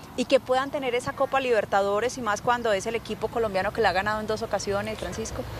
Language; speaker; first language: Spanish; native; Spanish